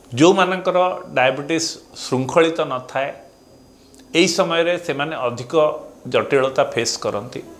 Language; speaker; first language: Odia; non-native, local second language; Hindi